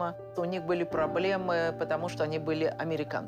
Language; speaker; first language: Russian; native; Russian